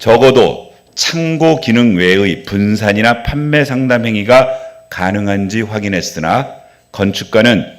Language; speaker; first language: Korean; native; Korean